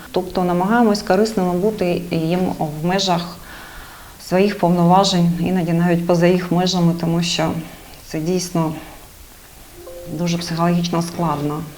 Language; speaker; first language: Ukrainian; native; Ukrainian